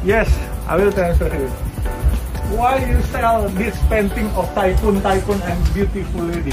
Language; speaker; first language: English; non-native, learner; Indonesian